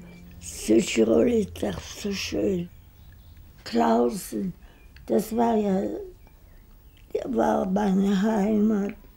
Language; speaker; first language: German; early bilingual, other home language; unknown